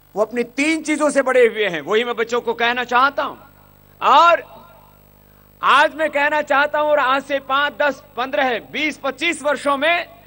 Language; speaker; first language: Hindi; native; Hindi